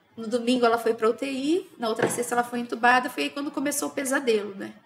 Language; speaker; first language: Portuguese; native; Portuguese